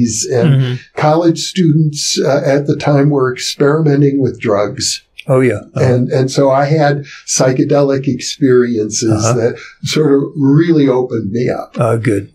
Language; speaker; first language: English; native; English